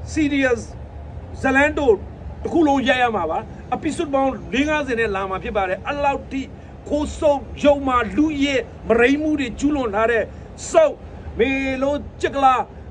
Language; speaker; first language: Burmese; non-native, local second language; Nepali